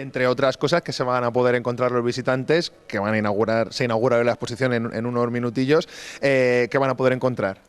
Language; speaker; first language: Spanish; native; Spanish